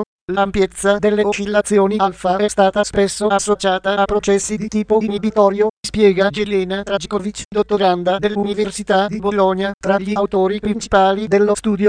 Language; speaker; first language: Italian; native; Italian